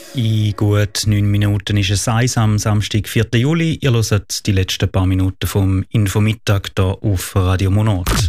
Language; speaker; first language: German; native; German